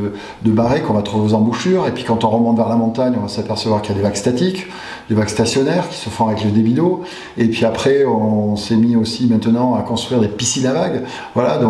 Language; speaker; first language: French; native; French